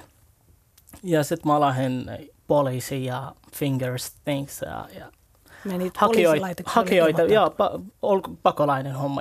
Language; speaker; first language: Finnish; non-native, learner; Arabic